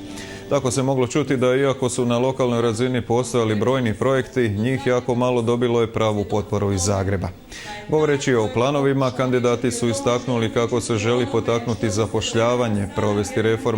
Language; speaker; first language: Croatian; native; Croatian